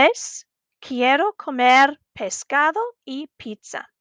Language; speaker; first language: Spanish; non-native, fluent; English